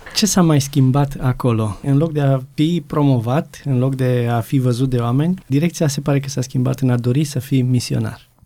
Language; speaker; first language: Romanian; native; Romanian